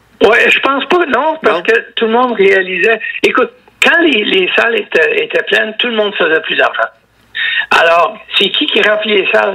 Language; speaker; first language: French; native; French